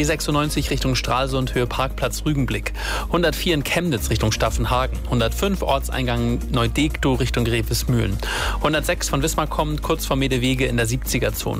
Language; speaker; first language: German; native; German